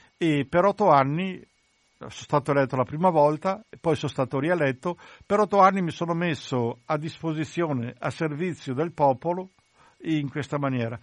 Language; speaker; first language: Italian; native; Italian